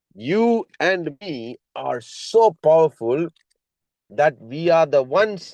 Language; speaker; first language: English; non-native, local second language; Tamil